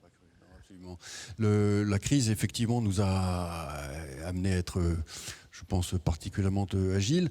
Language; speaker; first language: French; native; French